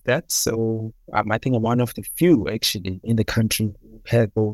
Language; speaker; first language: English; non-native, local second language; Zulu